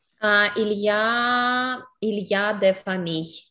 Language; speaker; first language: French; non-native, learner; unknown